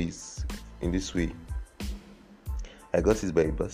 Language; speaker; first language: English; non-native, local second language; Yoruba